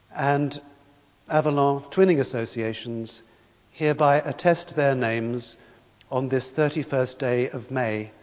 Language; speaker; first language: English; native; English